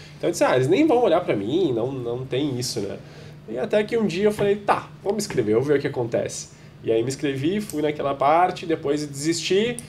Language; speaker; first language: Portuguese; native; Portuguese